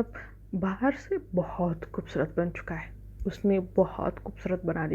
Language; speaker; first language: Hindi; non-native, fluent; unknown